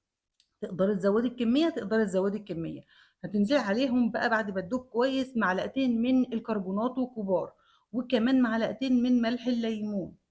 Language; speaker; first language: Arabic; native; Arabic